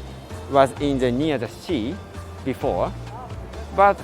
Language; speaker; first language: English; non-native, learner; Japanese